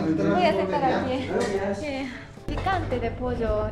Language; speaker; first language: Spanish; non-native, learner; Japanese